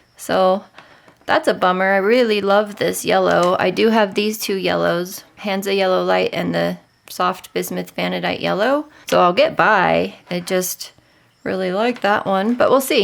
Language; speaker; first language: English; native; English